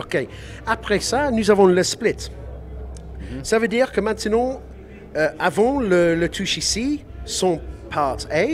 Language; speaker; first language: French; non-native, learner; English